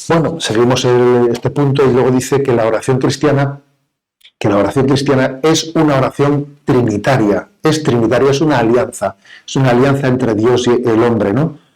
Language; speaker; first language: Spanish; native; Spanish